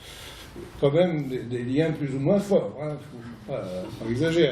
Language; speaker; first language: French; native; French